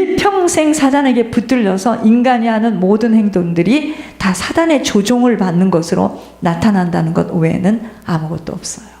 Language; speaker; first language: Korean; native; Korean